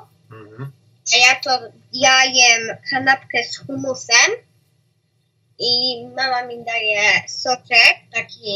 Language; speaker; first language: Polish; early bilingual, heritage; Polish